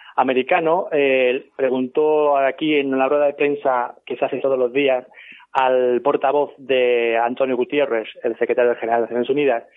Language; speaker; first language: Spanish; native; Spanish